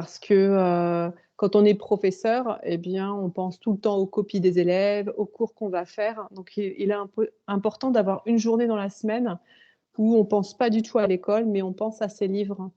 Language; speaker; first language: French; native; French